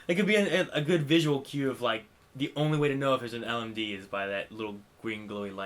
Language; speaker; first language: English; native; English